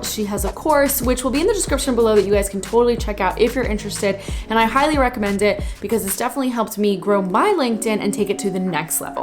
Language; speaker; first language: English; native; English